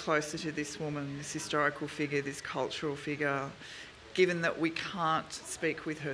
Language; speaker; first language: English; native; English